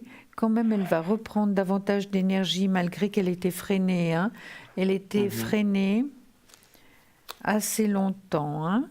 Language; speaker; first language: French; native; French